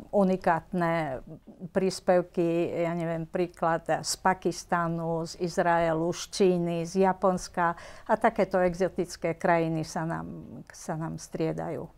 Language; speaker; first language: Slovak; native; Slovak